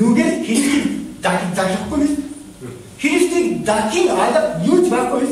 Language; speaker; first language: Mongolian; non-native, fluent; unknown